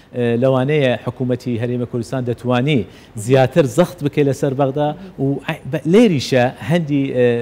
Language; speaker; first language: Central Kurdish; non-native, local second language; Southern Kurdish